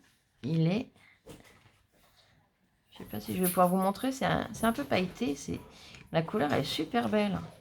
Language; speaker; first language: French; native; French